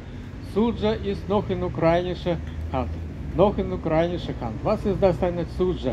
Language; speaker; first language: German; non-native, learner; Russian